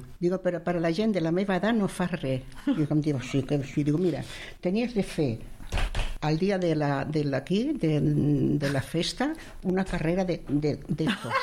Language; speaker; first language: Catalan; non-native, local second language; Spanish